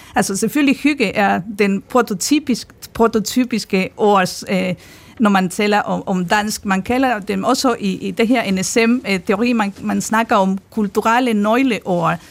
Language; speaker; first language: Danish; non-native, fluent; Spanish